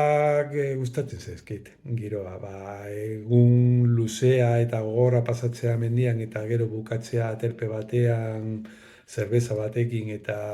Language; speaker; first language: Basque; non-native, local second language; Spanish